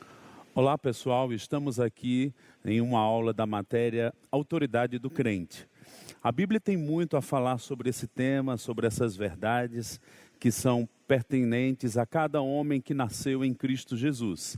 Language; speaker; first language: Portuguese; native; Portuguese